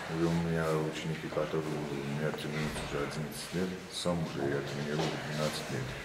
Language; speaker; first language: Russian; non-native, local second language; Armenian